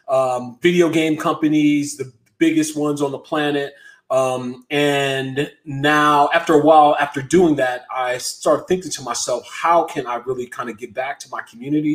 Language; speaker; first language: English; native; English